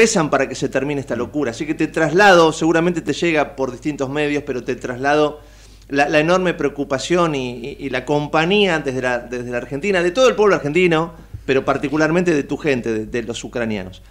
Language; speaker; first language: Spanish; native; Spanish